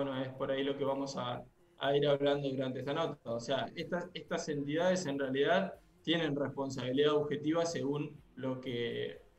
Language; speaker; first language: Spanish; native; Spanish